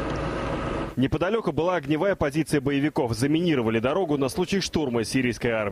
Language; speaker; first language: Russian; native; Russian